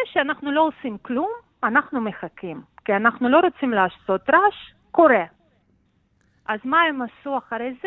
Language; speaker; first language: Hebrew; non-native, fluent; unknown